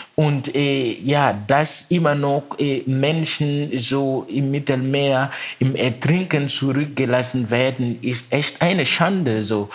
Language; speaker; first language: German; non-native, fluent; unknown